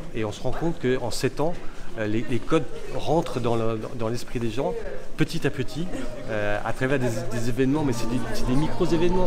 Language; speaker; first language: French; native; French